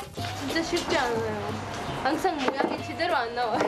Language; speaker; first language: Korean; non-native, fluent; Arabic